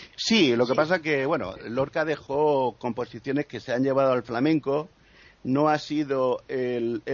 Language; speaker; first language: Spanish; native; Spanish